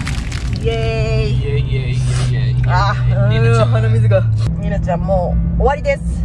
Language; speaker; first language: Japanese; native; Japanese